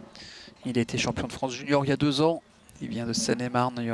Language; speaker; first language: French; native; French